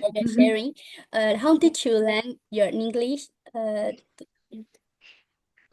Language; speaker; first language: English; non-native, learner; Burmese